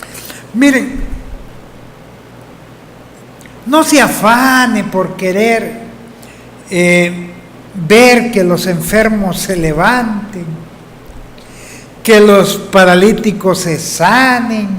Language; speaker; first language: Spanish; native; Spanish